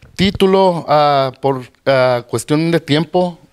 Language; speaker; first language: Spanish; early bilingual, heritage; Spanish